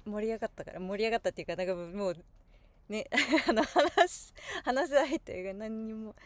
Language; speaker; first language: Japanese; non-native, fluent; English